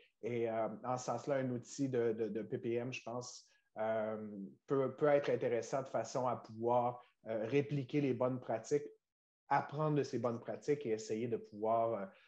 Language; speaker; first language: French; native; French